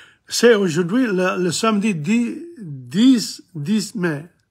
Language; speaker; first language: French; non-native, fluent; English